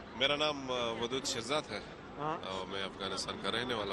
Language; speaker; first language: Hindi; non-native, fluent; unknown